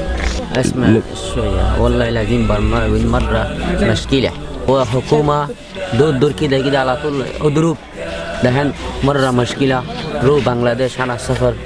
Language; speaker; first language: Arabic; non-native, learner; Rohingya